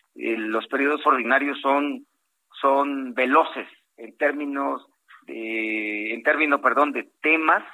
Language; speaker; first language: Spanish; native; Spanish